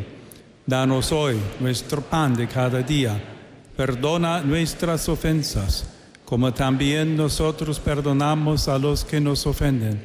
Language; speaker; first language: Spanish; non-native, fluent; English